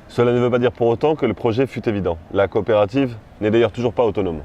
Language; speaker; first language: French; native; French